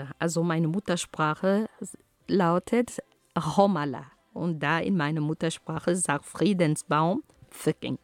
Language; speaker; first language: German; non-native, fluent; Ghomala